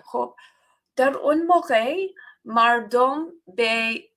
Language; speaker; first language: Persian; non-native, learner; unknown